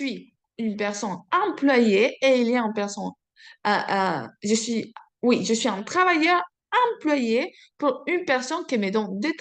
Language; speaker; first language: French; non-native, fluent; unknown